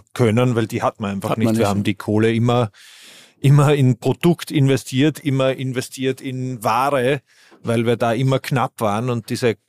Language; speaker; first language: German; native; German